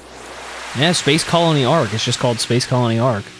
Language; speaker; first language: English; native; English